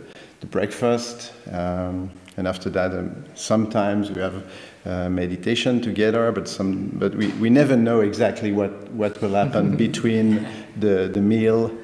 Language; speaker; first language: English; non-native, fluent; French